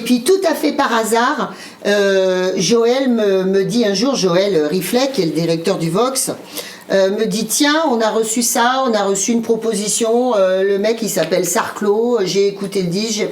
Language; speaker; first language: French; native; French